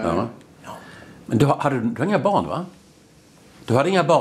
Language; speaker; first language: Swedish; native; Swedish